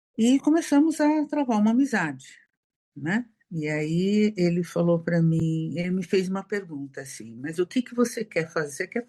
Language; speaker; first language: Portuguese; native; Portuguese